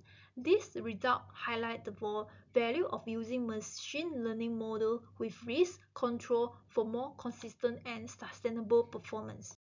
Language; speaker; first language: English; non-native, local second language; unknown